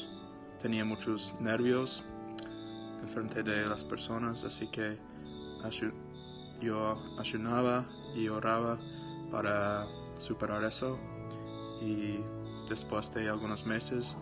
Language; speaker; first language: Spanish; non-native, fluent; English